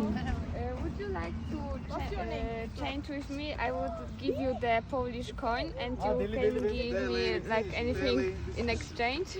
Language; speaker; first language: English; non-native, fluent; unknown